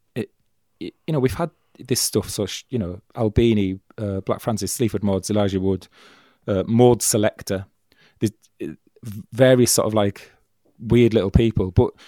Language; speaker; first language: English; native; English